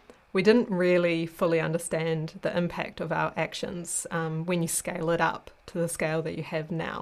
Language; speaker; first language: English; native; English